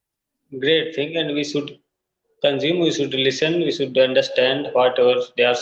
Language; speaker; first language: English; non-native, fluent; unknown